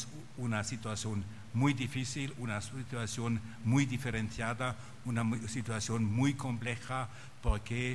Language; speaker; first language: Spanish; non-native, fluent; German